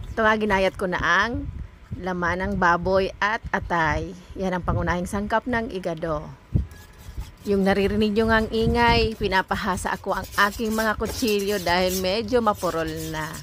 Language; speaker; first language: Filipino; non-native, local second language; Bikol